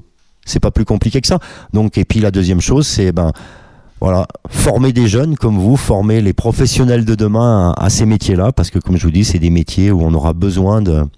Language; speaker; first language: French; native; French